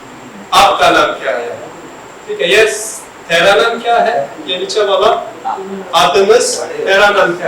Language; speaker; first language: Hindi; non-native, learner; Turkish